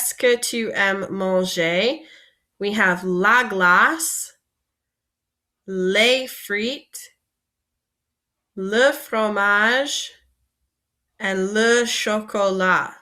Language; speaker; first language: French; non-native, fluent; English